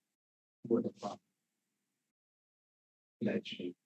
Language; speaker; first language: English; non-native, learner; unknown